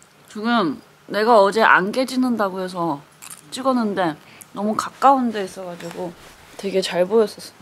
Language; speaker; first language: Korean; non-native, fluent; Chinese